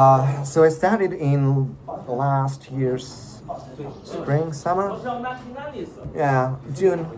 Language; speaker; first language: English; non-native, fluent; Slovak